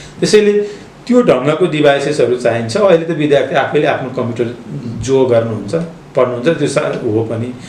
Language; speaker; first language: Nepali; native; Nepali